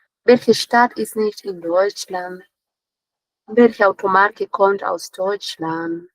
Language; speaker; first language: German; non-native, fluent; Spanish